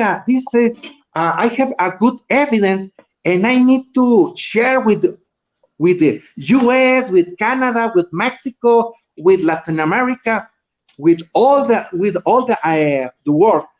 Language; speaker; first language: English; non-native, learner; Spanish